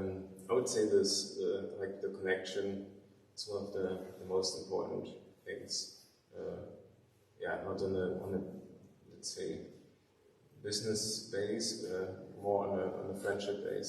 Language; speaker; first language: English; non-native, fluent; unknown